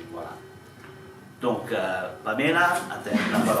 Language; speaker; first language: French; non-native, fluent; Italian